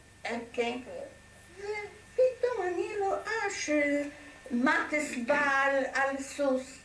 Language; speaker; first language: Hebrew; non-native, fluent; German